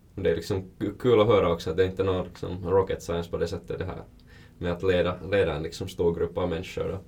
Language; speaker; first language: Swedish; native; Swedish